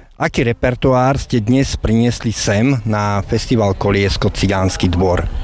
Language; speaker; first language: Slovak; native; Slovak